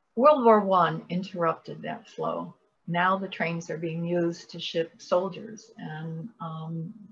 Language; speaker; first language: English; native; English